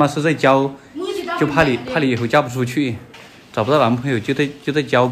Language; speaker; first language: Chinese; native; Chinese